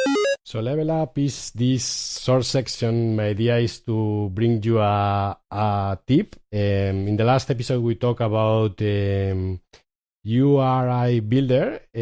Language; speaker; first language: English; non-native, fluent; Spanish